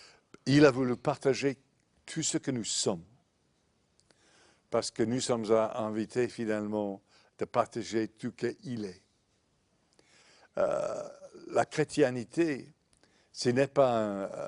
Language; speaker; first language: French; non-native, fluent; English